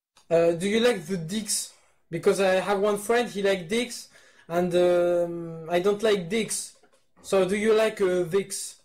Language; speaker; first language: English; non-native, learner; French